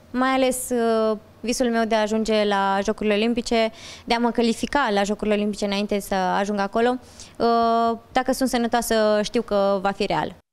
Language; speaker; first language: Romanian; native; Romanian